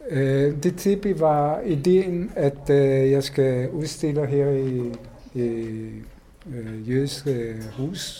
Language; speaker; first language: Danish; non-native, fluent; Hebrew